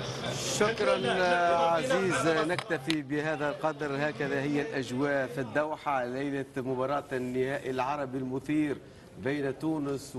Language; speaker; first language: Arabic; native; Arabic